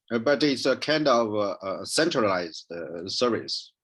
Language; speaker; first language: English; non-native, learner; Chinese